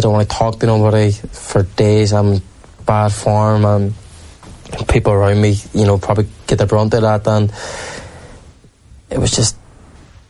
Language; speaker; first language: English; native; English